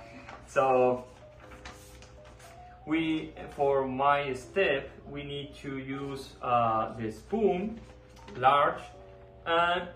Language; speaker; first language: English; non-native, learner; Spanish